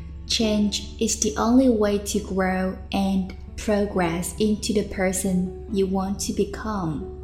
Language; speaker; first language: English; non-native, fluent; Chinese